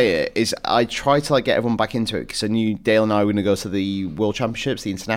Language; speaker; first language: English; native; English